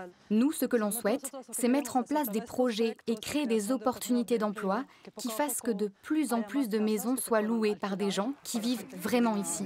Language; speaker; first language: French; native; French